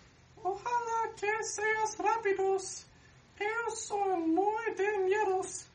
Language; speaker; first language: Spanish; non-native, learner; English